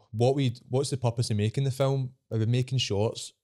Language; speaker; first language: English; native; English